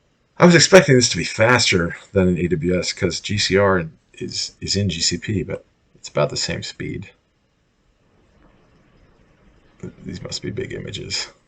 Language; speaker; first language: English; native; English